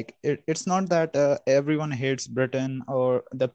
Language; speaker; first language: English; non-native, local second language; Hindi